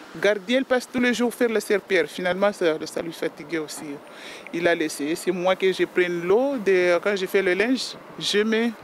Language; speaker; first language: French; non-native, local second language; Comorian